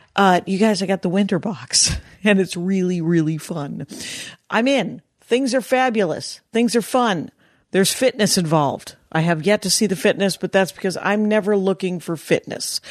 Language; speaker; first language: English; native; English